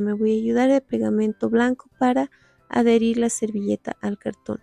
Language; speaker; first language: Spanish; native; Spanish